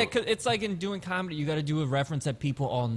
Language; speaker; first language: English; early bilingual, other home language; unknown